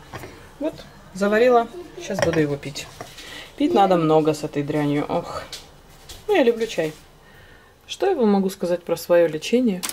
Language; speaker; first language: Russian; native; Russian